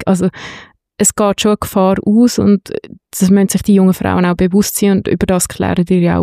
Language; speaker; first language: German; native; German